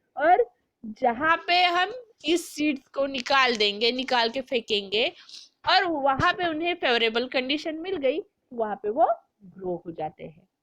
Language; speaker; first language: Hindi; non-native, local second language; Marathi